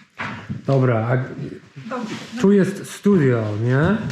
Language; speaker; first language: Polish; non-native, learner; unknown